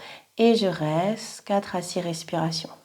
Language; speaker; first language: French; native; French